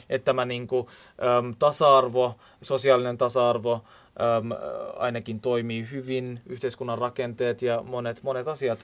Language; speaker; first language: Finnish; non-native, fluent; Turkish